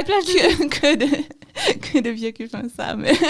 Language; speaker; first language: French; non-native, fluent; German